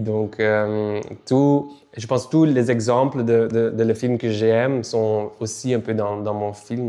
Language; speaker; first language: French; non-native, local second language; Dutch